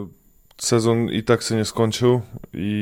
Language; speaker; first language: Polish; non-native, fluent; Czech